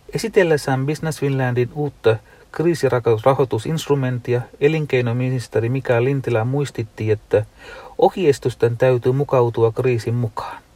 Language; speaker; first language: Finnish; non-native, fluent; Tamil